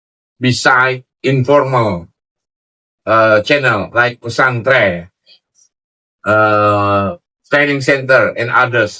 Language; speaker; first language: English; non-native, learner; Indonesian